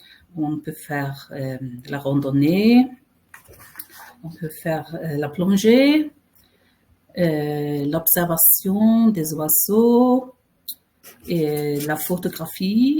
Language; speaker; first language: French; non-native, fluent; Faroese